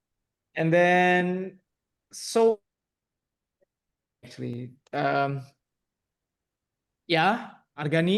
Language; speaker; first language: English; non-native, fluent; Indonesian